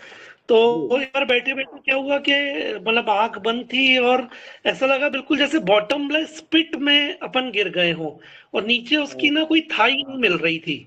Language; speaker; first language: Hindi; native; Hindi